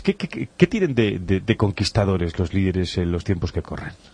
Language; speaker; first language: Spanish; native; Spanish